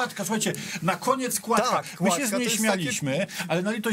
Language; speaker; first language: Polish; native; Polish